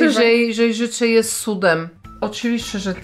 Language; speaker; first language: Polish; non-native, fluent; English